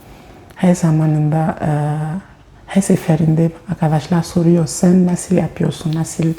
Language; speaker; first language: Turkish; non-native, fluent; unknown